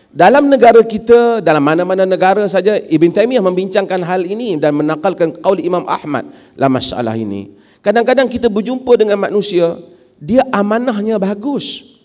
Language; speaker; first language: Malay; native; Malay